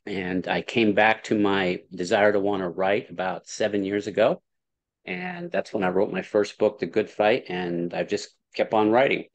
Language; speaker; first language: English; native; English